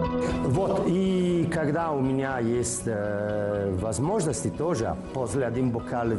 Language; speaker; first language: Russian; non-native, learner; Italian